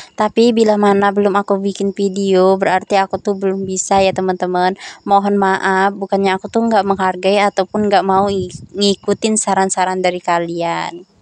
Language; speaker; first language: Indonesian; non-native, local second language; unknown